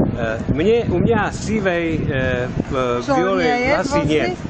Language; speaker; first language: Russian; non-native, learner; Slovak